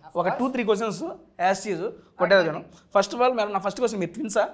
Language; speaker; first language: Telugu; native; Telugu